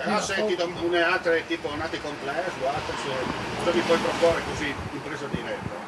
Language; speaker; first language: Italian; native; Italian